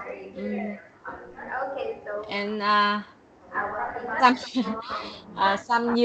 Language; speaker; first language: English; non-native, learner; Vietnamese